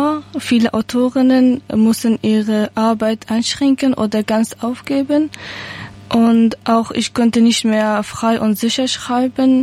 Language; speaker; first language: German; non-native, learner; Persian